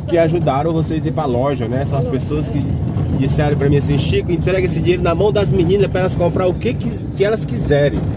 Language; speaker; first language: Portuguese; native; Portuguese